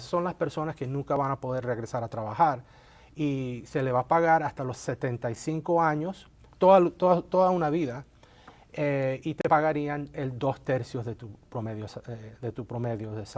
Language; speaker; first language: Spanish; native; Spanish